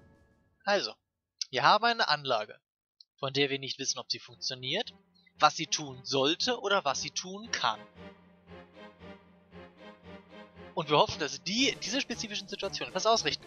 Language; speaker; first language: German; native; German